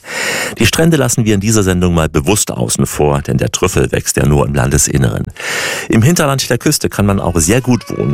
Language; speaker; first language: German; native; German